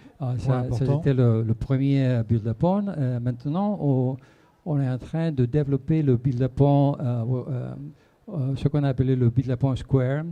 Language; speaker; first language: French; non-native, fluent; Spanish